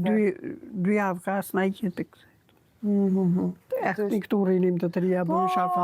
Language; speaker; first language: Albanian; native; Albanian